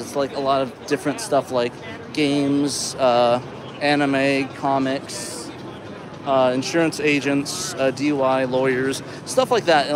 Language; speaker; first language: English; native; English